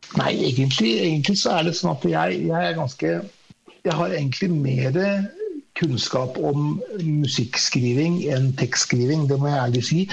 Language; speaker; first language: Norwegian; early bilingual, other home language; Persian